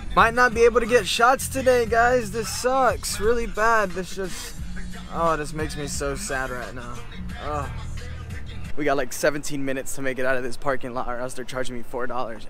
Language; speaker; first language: English; native; English